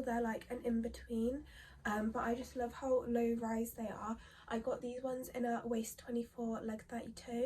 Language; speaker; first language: English; native; English